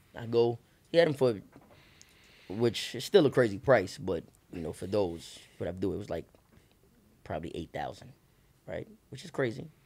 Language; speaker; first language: English; native; English